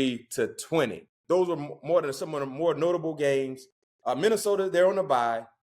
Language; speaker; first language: English; native; English